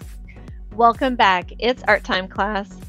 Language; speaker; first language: English; native; English